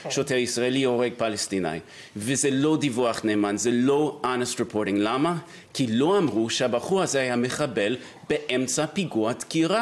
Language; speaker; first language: Hebrew; non-native, fluent; English